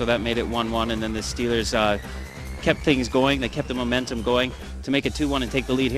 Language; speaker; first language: English; native; English